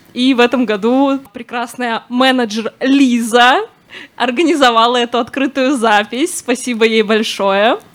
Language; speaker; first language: Russian; native; Russian